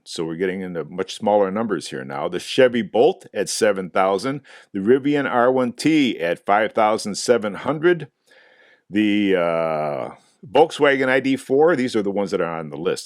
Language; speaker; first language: English; native; English